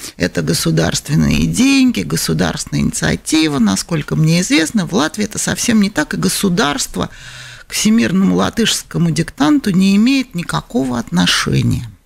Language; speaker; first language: Russian; native; Russian